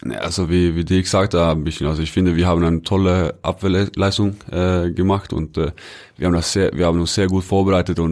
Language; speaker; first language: German; non-native, fluent; Norwegian